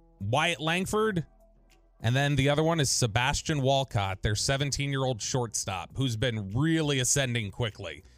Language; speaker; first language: English; native; English